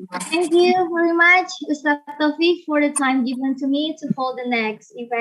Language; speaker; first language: English; non-native, learner; Indonesian